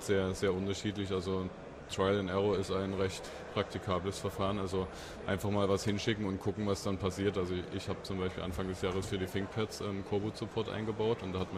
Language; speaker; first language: German; native; German